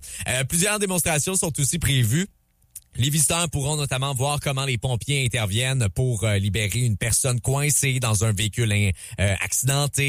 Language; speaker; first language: French; native; French